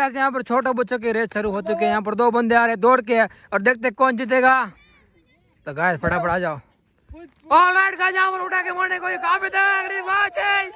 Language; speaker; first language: Hindi; non-native, local second language; Gujarati